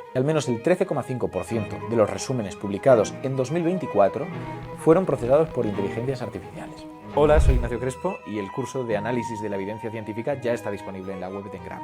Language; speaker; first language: Spanish; native; Spanish